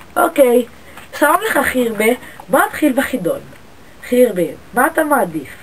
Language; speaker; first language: Hebrew; native; Hebrew